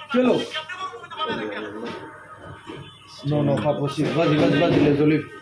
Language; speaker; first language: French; non-native, learner; Arabic